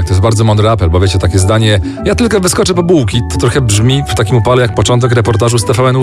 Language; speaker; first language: Polish; native; Polish